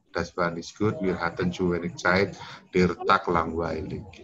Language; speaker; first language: German; non-native, fluent; Indonesian